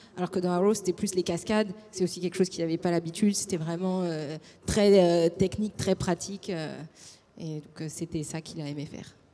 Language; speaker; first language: French; native; French